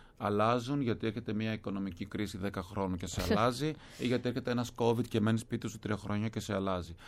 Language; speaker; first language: Greek; native; Greek